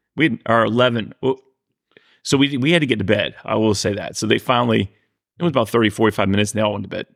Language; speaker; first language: English; native; English